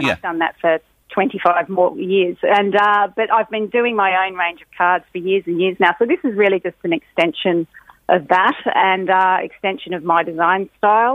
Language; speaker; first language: English; native; English